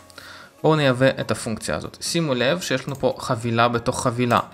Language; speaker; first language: Hebrew; native; Hebrew